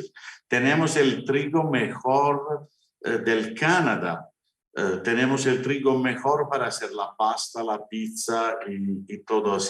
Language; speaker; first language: Spanish; non-native, fluent; Italian